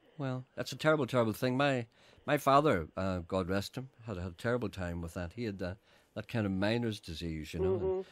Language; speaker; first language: English; native; English